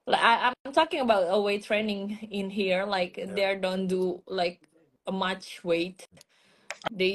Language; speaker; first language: English; non-native, learner; Indonesian